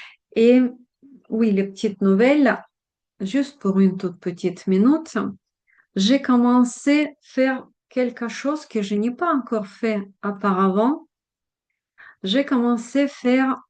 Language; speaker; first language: French; non-native, fluent; Russian